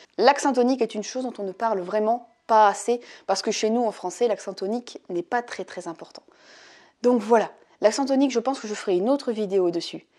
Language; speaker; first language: French; native; French